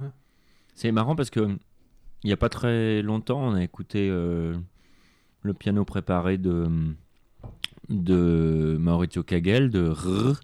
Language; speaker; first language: French; native; French